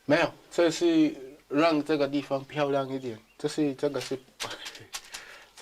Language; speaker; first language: Chinese; non-native, fluent; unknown